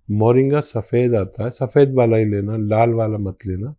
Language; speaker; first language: Hindi; native; Hindi